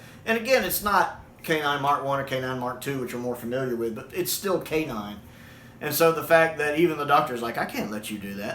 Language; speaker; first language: English; native; English